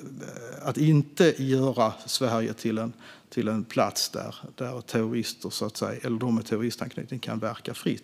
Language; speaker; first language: Swedish; native; Swedish